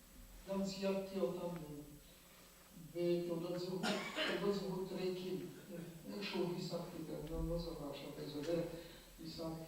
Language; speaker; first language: Hebrew; non-native, fluent; Polish